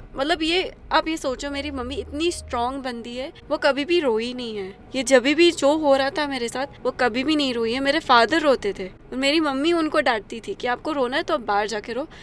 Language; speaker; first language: Hindi; early bilingual, heritage; Hindi